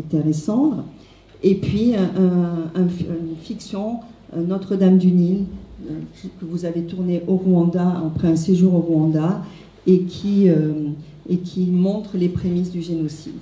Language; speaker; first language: French; native; French